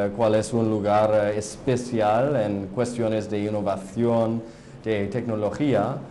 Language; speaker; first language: Spanish; non-native, learner; English